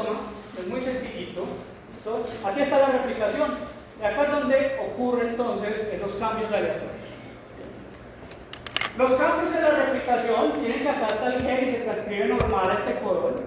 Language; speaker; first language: Spanish; native; Spanish